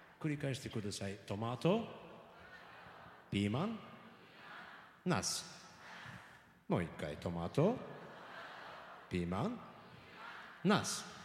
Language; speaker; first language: Japanese; non-native, learner; Turkish